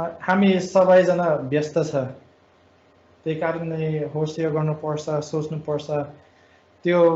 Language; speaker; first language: Nepali; non-native, fluent; English